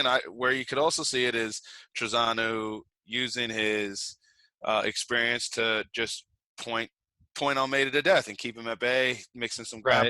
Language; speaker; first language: English; native; English